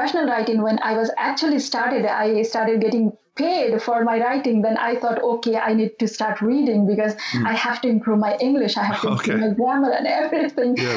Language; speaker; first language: English; non-native, local second language; Nepali